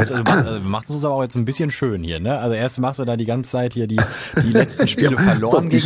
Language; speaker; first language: German; native; German